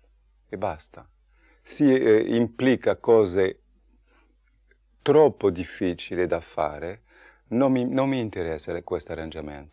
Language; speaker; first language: Italian; non-native, fluent; French